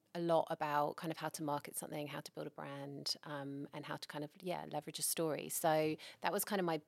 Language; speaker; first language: English; native; English